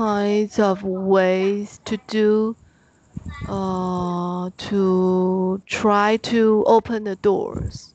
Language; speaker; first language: English; non-native, learner; Chinese